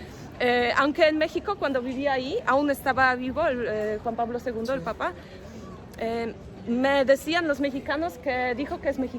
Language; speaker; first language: Spanish; non-native, fluent; Polish